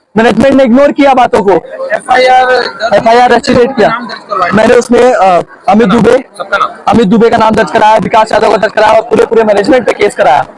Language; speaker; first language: Hindi; native; Hindi